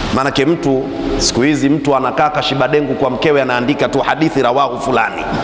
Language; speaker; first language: Swahili; non-native, local second language; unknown